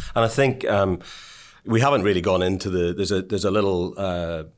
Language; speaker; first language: English; native; English